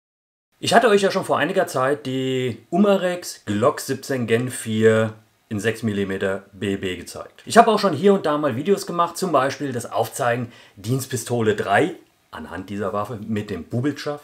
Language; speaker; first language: German; native; German